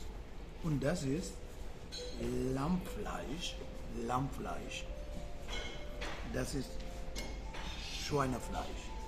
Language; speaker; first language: German; non-native, fluent; Sinhala